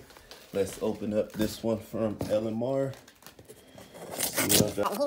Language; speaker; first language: English; native; English